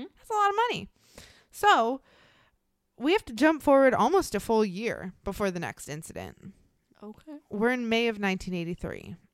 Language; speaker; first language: English; native; English